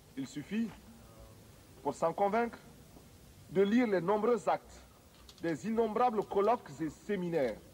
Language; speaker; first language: French; non-native, local second language; Mossi